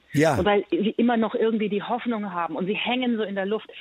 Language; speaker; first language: German; early bilingual, other home language; Persian